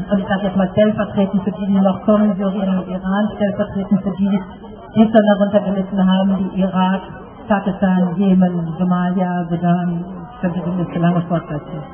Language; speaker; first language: German; native; German